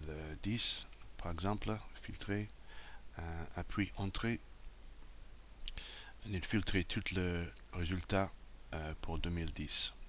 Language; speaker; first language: French; non-native, learner; English